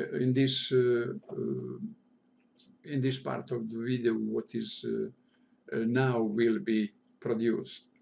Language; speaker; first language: English; non-native, learner; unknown